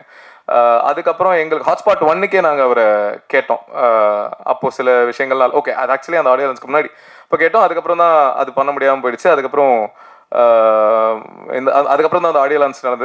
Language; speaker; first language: Tamil; native; Tamil